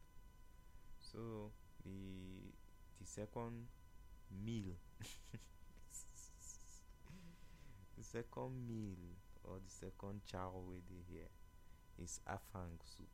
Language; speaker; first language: English; non-native, local second language; Igbo